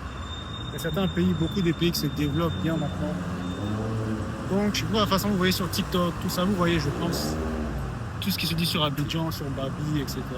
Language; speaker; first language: French; native; French